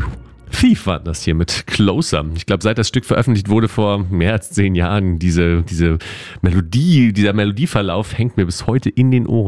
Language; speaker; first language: German; native; German